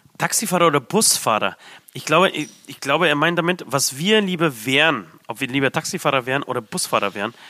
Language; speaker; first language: German; early bilingual, other home language; Polish